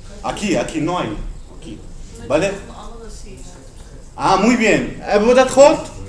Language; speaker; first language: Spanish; non-native, fluent; Dutch